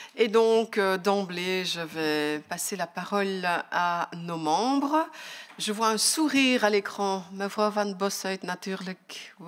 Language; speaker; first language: French; native; French